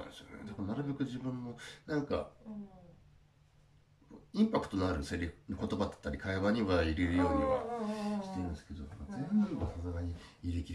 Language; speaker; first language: Japanese; native; Japanese